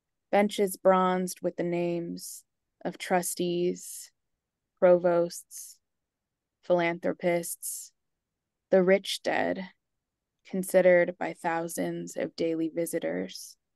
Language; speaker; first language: English; native; English